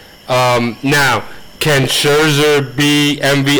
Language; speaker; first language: English; early bilingual, other home language; Spanish